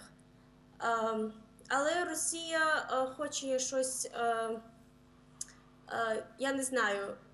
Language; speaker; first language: Ukrainian; early bilingual, heritage; Ukrainian